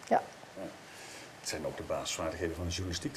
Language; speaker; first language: Dutch; native; Dutch